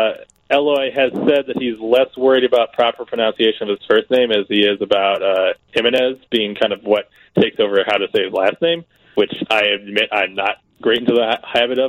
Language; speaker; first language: English; native; English